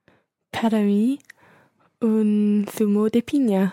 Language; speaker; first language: Spanish; non-native, learner; English